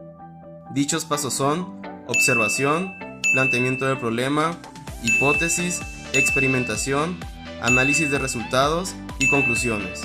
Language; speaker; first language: Spanish; native; Spanish